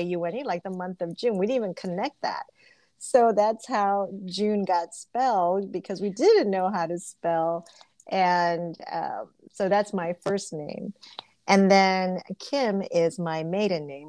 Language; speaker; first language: English; early bilingual, other home language; Korean